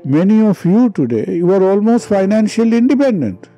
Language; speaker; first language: English; non-native, local second language; Bangla